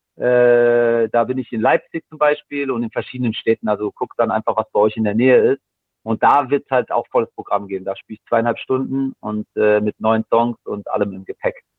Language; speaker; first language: German; native; German